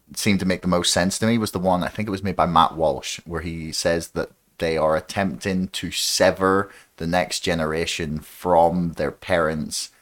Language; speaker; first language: English; native; English